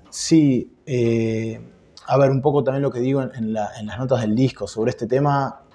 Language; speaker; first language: Spanish; native; Spanish